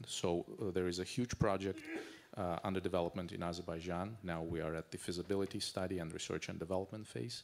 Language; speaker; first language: English; non-native, fluent; Azerbaijani